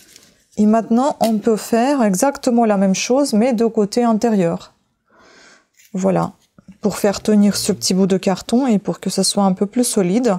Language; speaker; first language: French; native; French